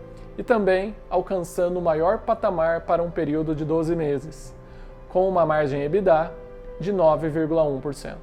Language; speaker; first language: Portuguese; native; Portuguese